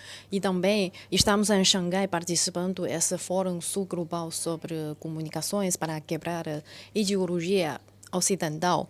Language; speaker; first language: Portuguese; non-native, fluent; Chinese